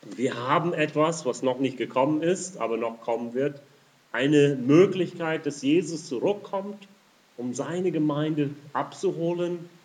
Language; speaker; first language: German; non-native, fluent; English